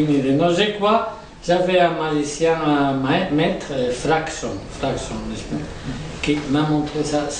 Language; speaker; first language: French; non-native, learner; Spanish